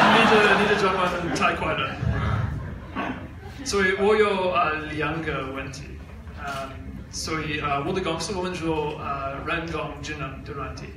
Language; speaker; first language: Chinese; non-native, learner; English